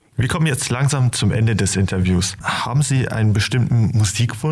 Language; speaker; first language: German; native; German